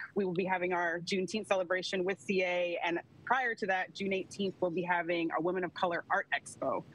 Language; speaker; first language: English; native; English